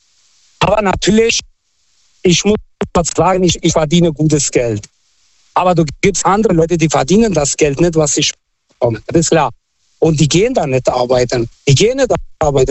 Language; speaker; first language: German; non-native, fluent; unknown